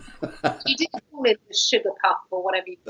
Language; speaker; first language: English; native; English